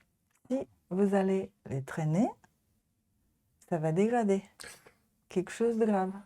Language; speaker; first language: French; non-native, learner; Japanese